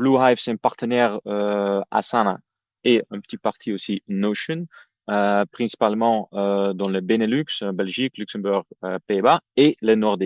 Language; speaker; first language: French; non-native, fluent; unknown